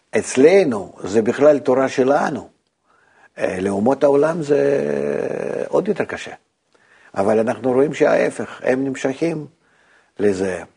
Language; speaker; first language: Hebrew; native; Hebrew